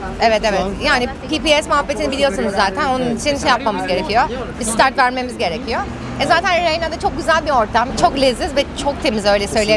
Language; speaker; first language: Turkish; native; Turkish